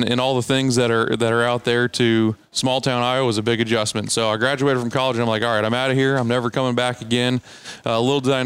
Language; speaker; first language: English; native; English